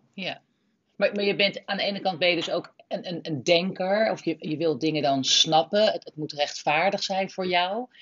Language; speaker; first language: Dutch; native; Dutch